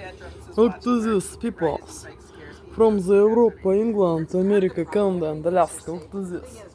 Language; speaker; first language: English; non-native, learner; Russian